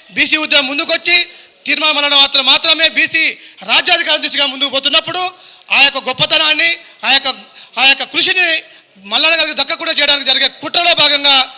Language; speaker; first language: Telugu; native; Telugu